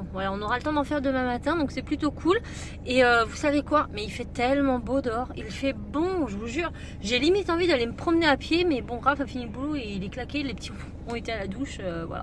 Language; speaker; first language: French; native; French